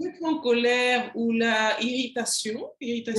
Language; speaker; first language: French; non-native, learner; Spanish